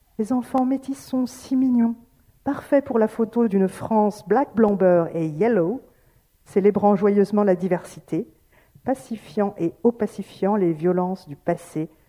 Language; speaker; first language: French; native; French